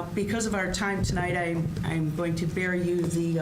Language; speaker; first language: English; native; English